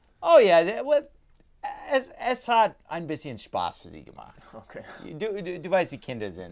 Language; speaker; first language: German; non-native, learner; English